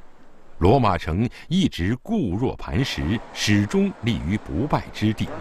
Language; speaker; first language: Chinese; native; Chinese